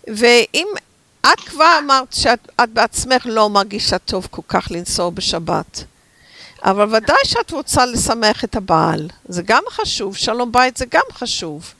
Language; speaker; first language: Hebrew; non-native, fluent; English